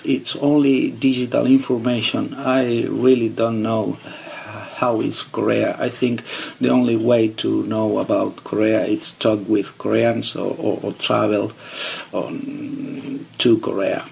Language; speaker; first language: English; non-native, fluent; Spanish